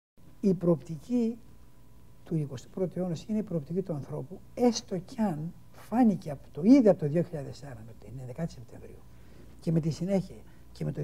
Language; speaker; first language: Greek; native; Greek